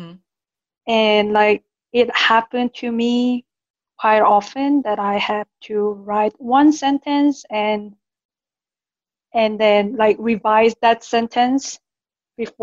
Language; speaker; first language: English; non-native, fluent; Korean